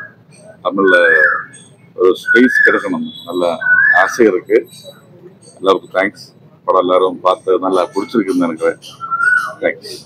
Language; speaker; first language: Tamil; non-native, learner; Malayalam